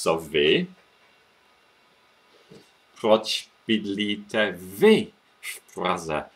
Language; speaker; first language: Czech; non-native, fluent; English